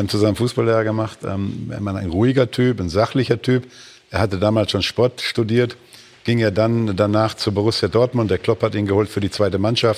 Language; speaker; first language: German; native; German